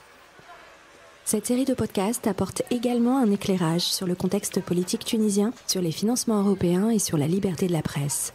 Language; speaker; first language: French; native; French